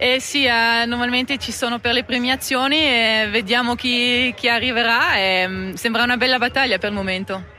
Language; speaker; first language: Italian; non-native, local second language; French